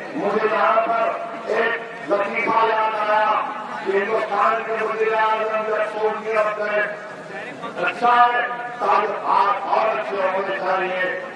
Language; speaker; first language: Urdu; native; Urdu